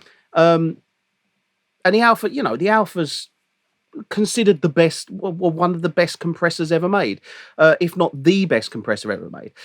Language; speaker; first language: English; native; English